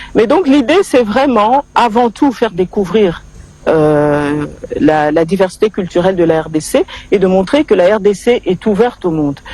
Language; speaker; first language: French; non-native, local second language; Lingala